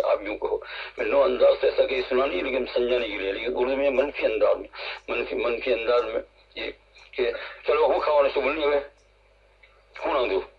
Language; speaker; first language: Urdu; non-native, local second language; Gujarati